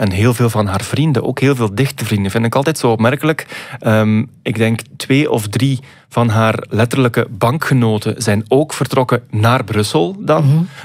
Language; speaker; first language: Dutch; native; Dutch